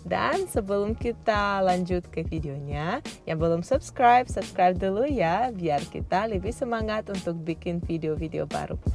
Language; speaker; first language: Indonesian; non-native, fluent; Russian